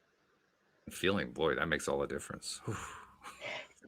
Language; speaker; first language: English; native; English